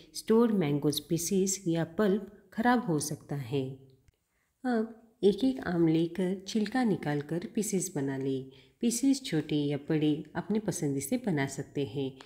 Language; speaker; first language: Hindi; non-native, local second language; Marathi